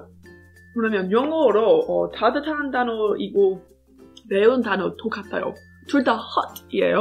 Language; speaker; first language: Korean; non-native, fluent; English